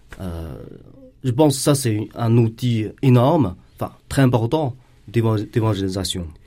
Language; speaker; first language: French; non-native, fluent; Chinese